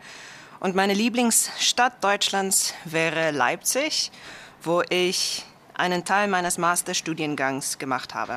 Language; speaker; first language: German; non-native, fluent; Afrikaans